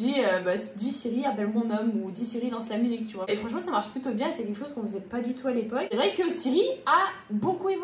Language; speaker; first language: French; native; French